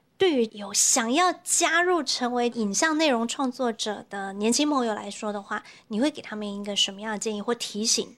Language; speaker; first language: Chinese; native; Chinese